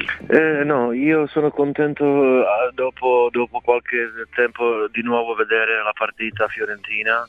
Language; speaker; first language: Italian; non-native, fluent; Czech